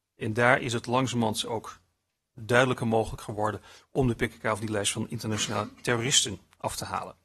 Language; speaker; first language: Dutch; native; Dutch